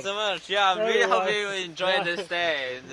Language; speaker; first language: English; non-native, fluent; Chinese